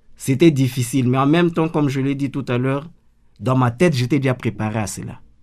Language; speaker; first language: French; non-native, local second language; Lingala